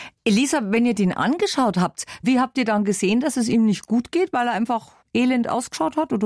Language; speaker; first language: German; native; German